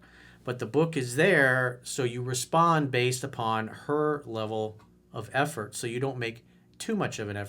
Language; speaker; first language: English; native; English